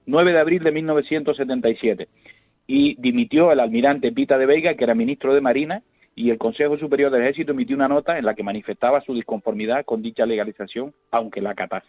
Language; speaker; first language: Spanish; native; Spanish